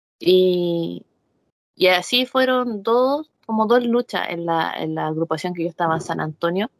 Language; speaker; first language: Spanish; native; Spanish